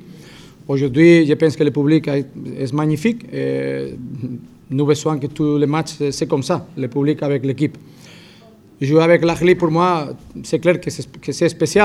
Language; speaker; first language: French; non-native, fluent; Spanish